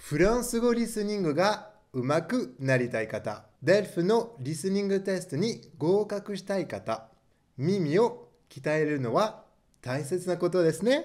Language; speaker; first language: Japanese; non-native, fluent; French